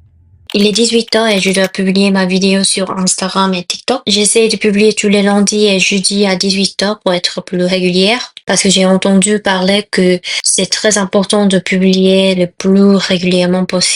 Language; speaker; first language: French; non-native, fluent; Korean